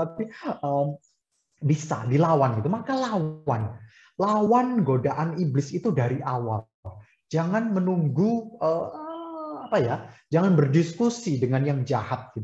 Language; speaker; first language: Indonesian; native; Indonesian